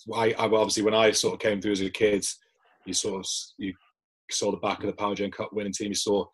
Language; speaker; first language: English; native; English